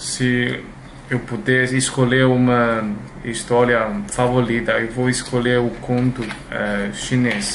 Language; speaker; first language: Portuguese; non-native, learner; Chinese